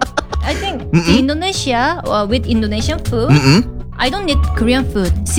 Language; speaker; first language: English; non-native, learner; Korean